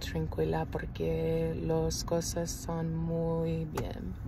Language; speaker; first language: Spanish; non-native, learner; English